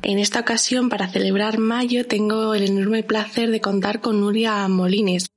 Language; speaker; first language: Spanish; native; Spanish